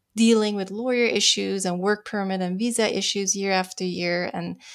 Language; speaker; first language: English; non-native, fluent; Dutch